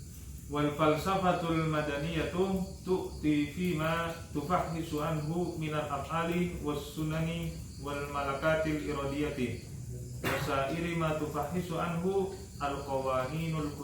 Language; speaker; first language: Arabic; non-native, learner; Indonesian